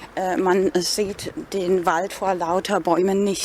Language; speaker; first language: German; non-native, fluent; Spanish